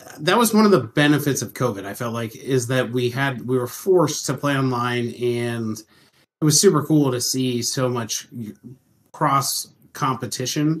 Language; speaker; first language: English; native; English